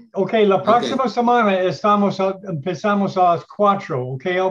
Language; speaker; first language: Spanish; non-native, learner; English